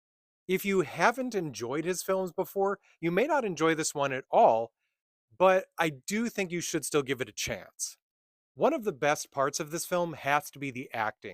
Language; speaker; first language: English; native; English